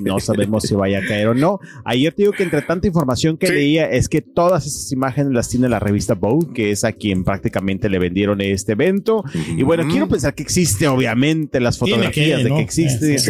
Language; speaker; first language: Spanish; native; Spanish